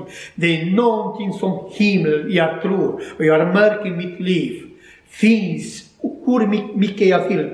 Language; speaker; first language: Swedish; non-native, learner; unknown